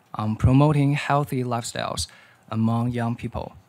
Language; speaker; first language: English; non-native, learner; Chinese